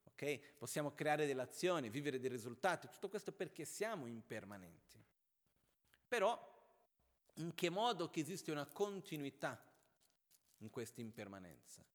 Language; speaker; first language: Italian; non-native, fluent; Portuguese